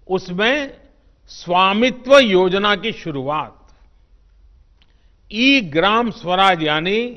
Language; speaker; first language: Hindi; non-native, local second language; Gujarati